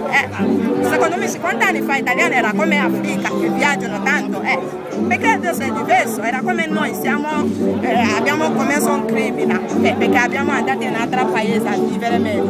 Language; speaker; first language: Italian; non-native, learner; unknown